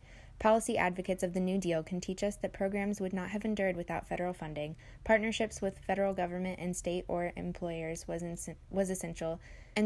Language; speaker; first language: English; native; English